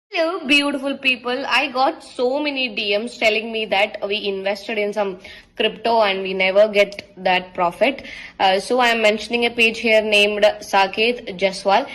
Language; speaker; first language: English; non-native, local second language; Malayalam